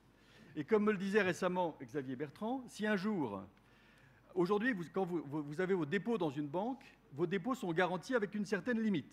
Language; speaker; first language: French; native; French